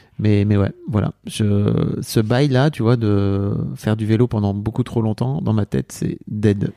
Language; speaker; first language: French; native; French